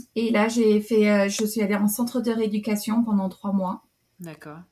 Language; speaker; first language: French; native; French